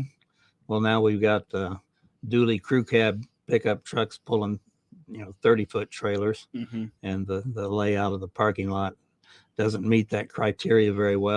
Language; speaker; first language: English; native; English